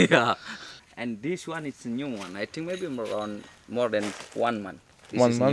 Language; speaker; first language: English; non-native, learner; Indonesian